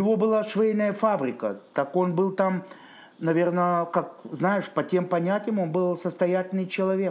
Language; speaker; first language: Russian; native; Russian